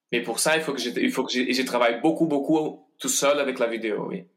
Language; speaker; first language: French; non-native, fluent; Portuguese